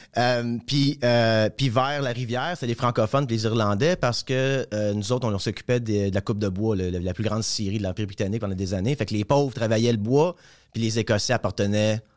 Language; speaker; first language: French; native; French